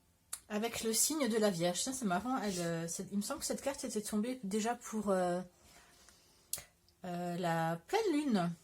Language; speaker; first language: French; native; French